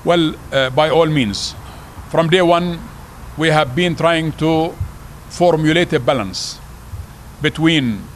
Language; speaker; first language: English; non-native, fluent; Arabic